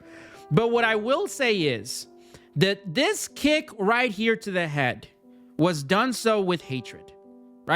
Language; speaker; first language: English; native; English